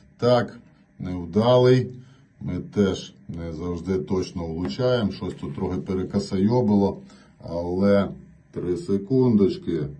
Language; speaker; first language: Ukrainian; native; Ukrainian